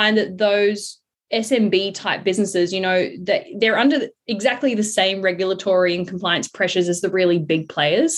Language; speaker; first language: English; native; English